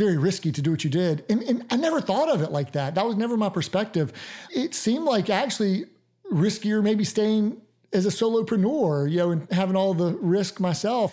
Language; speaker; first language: English; native; English